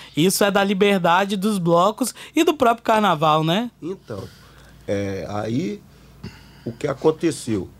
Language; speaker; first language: Portuguese; native; Portuguese